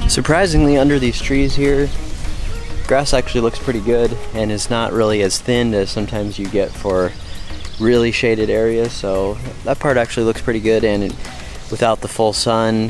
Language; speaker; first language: English; native; English